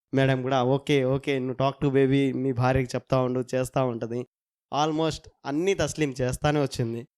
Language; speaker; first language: Telugu; non-native, local second language; Urdu